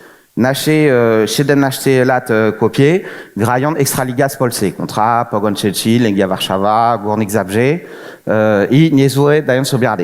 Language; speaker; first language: Polish; non-native, fluent; French